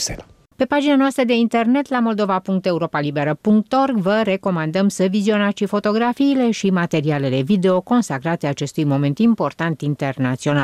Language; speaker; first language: Romanian; native; Romanian